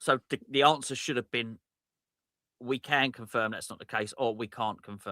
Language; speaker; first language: English; native; English